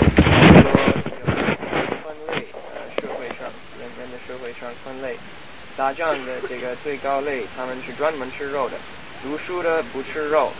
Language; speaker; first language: Chinese; non-native, fluent; English